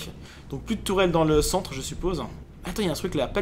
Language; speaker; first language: French; native; French